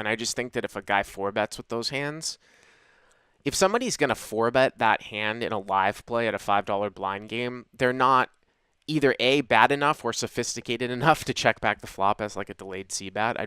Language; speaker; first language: English; native; English